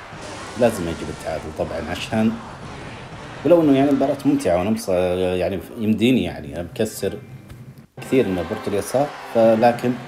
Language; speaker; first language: Arabic; native; Arabic